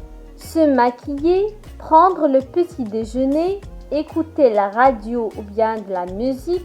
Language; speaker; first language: French; non-native, local second language; Arabic